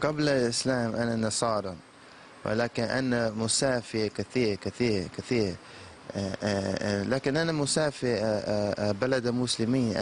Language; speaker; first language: Arabic; non-native, learner; English